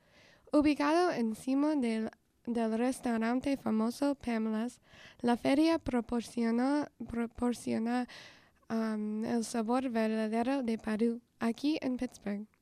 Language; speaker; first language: Spanish; non-native, fluent; English